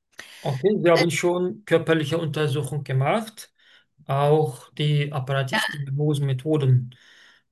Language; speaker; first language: German; non-native, learner; Turkish